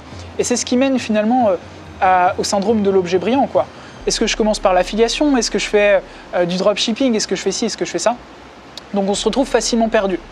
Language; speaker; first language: French; native; French